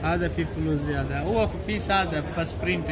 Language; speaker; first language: Arabic; non-native, learner; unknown